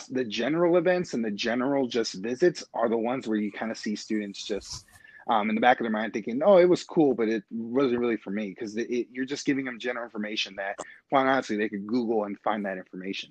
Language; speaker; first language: English; native; English